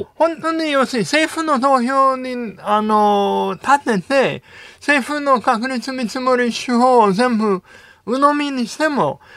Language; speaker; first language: Japanese; non-native, fluent; English